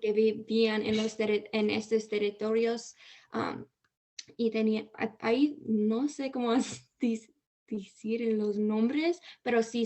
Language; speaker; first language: Spanish; early bilingual, heritage; Spanish